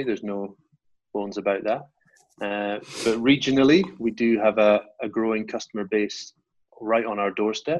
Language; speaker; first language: English; native; English